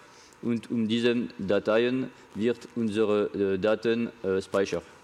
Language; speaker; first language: German; non-native, learner; French